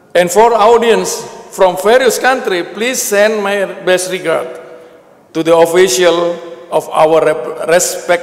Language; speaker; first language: English; non-native, learner; Indonesian